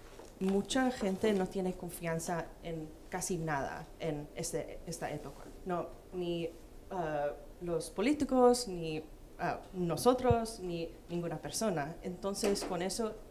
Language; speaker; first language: Spanish; non-native, fluent; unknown